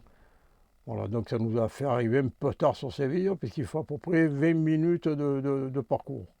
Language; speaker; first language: French; native; French